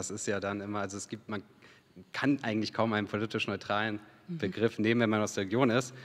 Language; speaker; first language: German; early bilingual, other home language; Serbian